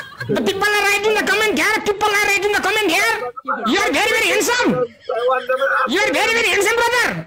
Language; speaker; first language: English; non-native, learner; Nepali